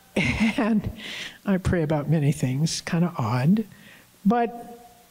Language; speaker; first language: English; native; English